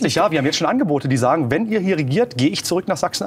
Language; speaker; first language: German; native; German